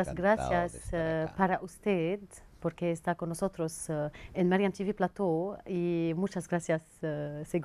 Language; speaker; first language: Spanish; non-native, learner; Arabic